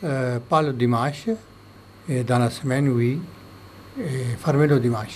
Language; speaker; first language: French; non-native, learner; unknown